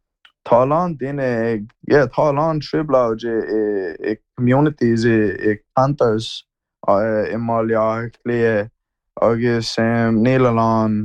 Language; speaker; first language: Irish; non-native, learner; English